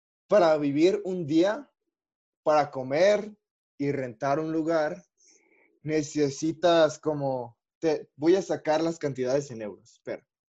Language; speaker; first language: Spanish; native; Spanish